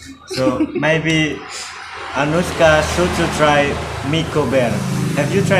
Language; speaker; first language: English; non-native, learner; Indonesian